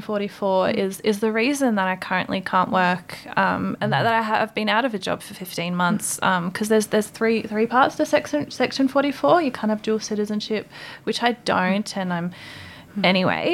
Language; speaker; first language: English; native; English